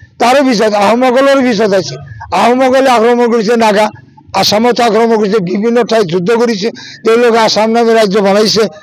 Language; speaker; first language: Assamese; non-native, local second language; Bangla